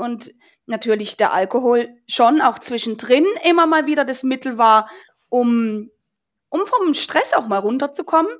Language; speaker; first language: German; native; German